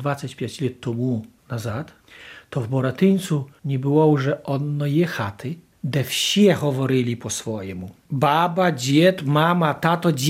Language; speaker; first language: Polish; non-native, local second language; Ukrainian